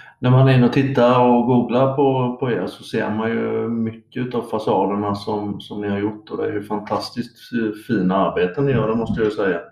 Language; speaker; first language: Swedish; native; Swedish